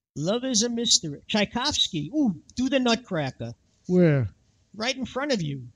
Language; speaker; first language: English; native; English